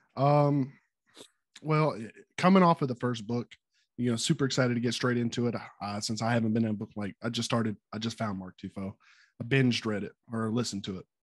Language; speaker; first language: English; native; English